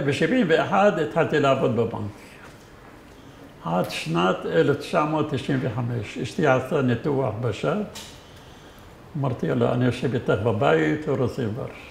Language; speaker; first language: Hebrew; non-native, fluent; Arabic